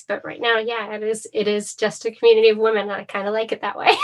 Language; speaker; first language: English; native; English